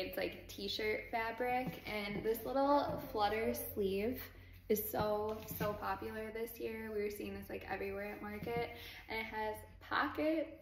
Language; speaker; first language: English; native; English